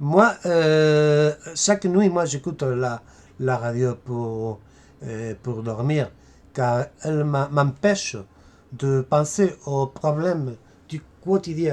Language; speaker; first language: French; non-native, fluent; Spanish